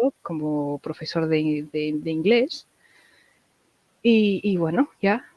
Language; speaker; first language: Spanish; non-native, fluent; English